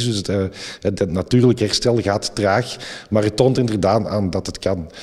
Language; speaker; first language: Dutch; native; Dutch